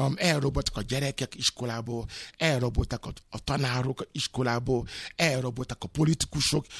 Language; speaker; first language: Hungarian; non-native, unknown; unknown